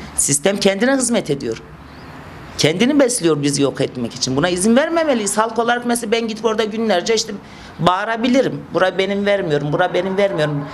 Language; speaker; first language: Turkish; native; Turkish